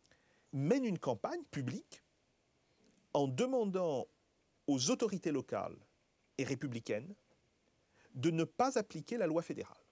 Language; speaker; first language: French; native; French